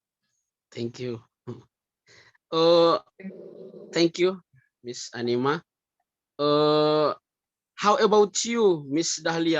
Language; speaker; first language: English; non-native, learner; Indonesian